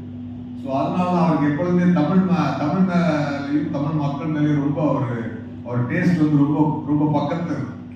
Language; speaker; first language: Tamil; native; Tamil